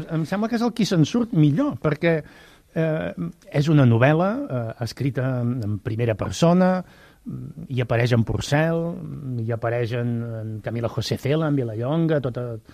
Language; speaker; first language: Catalan; native; Catalan